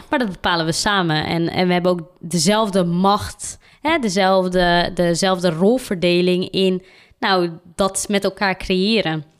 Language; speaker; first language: Dutch; early bilingual, other home language; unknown